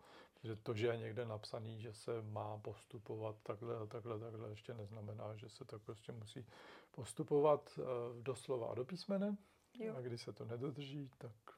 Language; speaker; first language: Czech; native; Czech